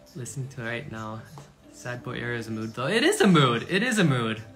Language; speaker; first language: English; early bilingual, other home language; Korean